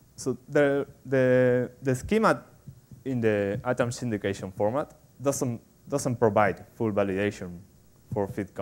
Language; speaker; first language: English; non-native, fluent; Spanish